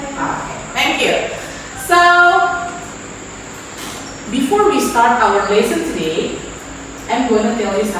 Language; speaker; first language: English; non-native, fluent; Indonesian